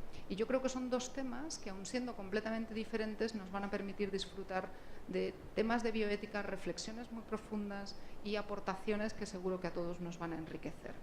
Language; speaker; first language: Spanish; native; Spanish